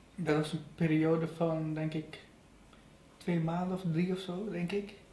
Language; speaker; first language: Dutch; early bilingual, other home language; Persian